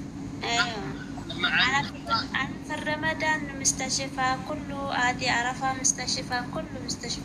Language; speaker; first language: Arabic; non-native, learner; Oromo